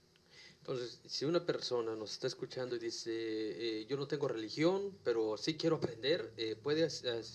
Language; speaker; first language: Spanish; native; Spanish